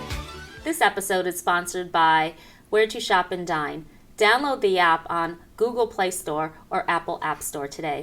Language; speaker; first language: English; native; English